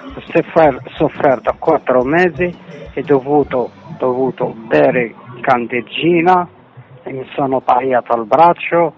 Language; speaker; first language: Italian; non-native, fluent; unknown